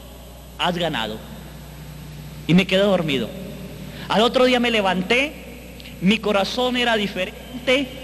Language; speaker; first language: Spanish; native; Spanish